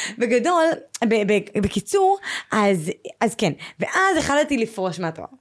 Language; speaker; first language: Hebrew; native; Hebrew